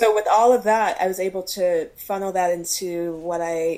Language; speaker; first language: English; native; English